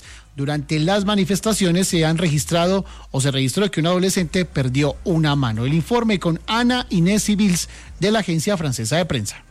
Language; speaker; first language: Spanish; native; Spanish